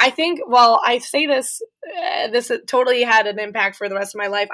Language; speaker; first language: English; native; English